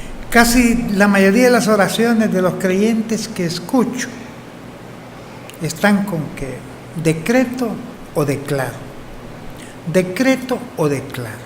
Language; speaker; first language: Spanish; native; Spanish